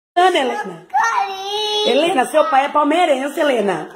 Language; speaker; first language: Portuguese; native; Portuguese